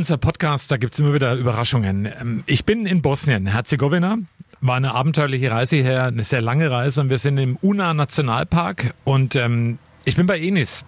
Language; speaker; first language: German; native; German